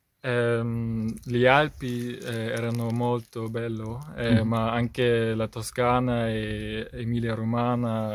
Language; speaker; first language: Italian; non-native, learner; German